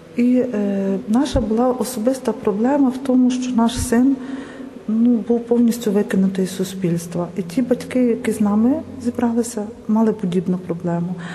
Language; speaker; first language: Ukrainian; native; Ukrainian